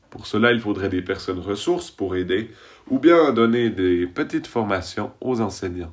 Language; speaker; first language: French; native; French